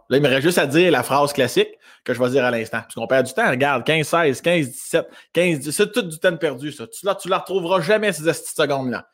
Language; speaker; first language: French; native; French